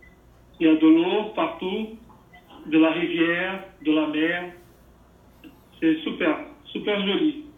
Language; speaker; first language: French; non-native, fluent; Portuguese